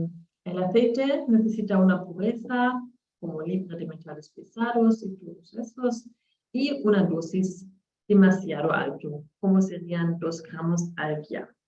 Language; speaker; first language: Spanish; non-native, learner; German